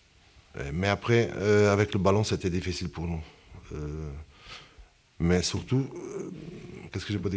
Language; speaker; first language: French; non-native, fluent; Portuguese